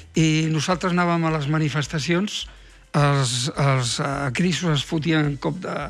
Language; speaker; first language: Catalan; non-native, local second language; Spanish